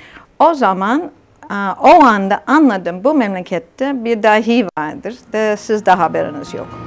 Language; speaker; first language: Turkish; non-native, fluent; English